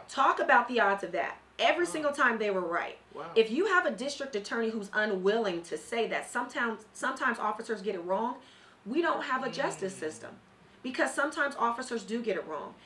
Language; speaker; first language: English; native; English